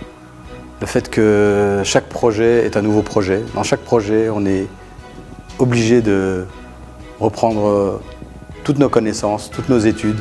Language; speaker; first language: French; early bilingual, other home language; Arabic